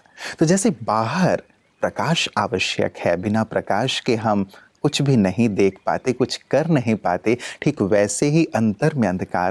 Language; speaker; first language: Hindi; native; Hindi